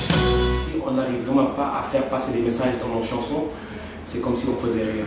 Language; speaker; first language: French; non-native, local second language; Wolof